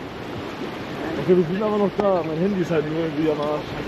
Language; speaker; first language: German; native; German